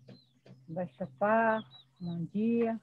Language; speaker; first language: Portuguese; non-native, local second language; Guarani